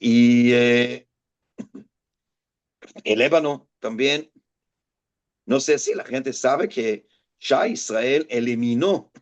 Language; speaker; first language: Spanish; non-native, fluent; Hebrew